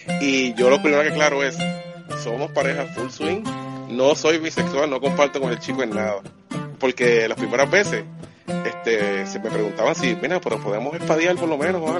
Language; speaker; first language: Spanish; native; Spanish